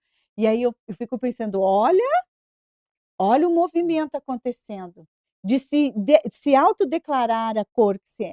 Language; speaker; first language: Portuguese; native; Portuguese